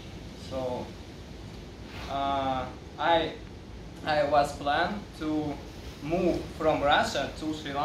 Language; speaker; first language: English; non-native, learner; Russian